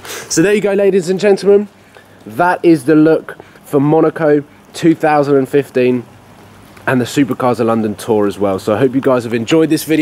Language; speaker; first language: English; native; English